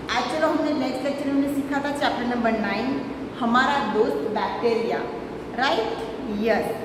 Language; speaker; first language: Hindi; non-native, local second language; Gujarati